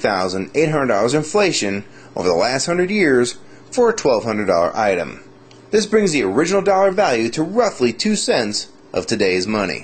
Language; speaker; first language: English; native; English